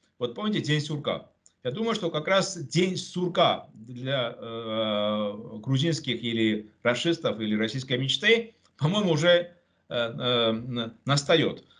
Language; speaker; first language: Russian; non-native, local second language; Georgian